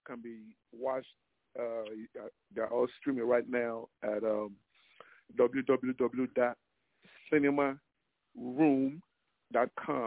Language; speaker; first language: English; non-native, local second language; Igbo